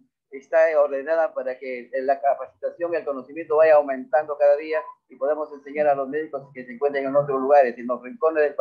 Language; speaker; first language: Spanish; native; Spanish